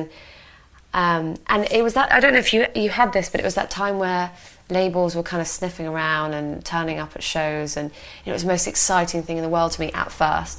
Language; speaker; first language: English; native; English